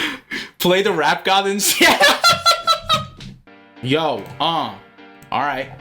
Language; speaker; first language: English; native; English